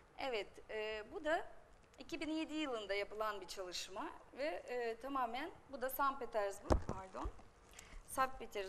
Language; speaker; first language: Turkish; non-native, fluent; Russian